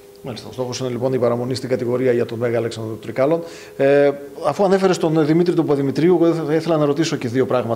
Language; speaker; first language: Greek; native; Greek